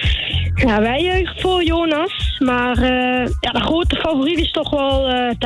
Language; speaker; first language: Dutch; native; Dutch